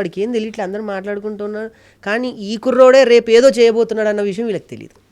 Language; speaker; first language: Telugu; native; Telugu